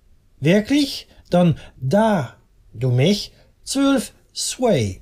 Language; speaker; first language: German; non-native, fluent; Dutch